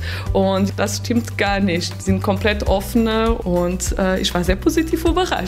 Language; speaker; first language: German; non-native, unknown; Portuguese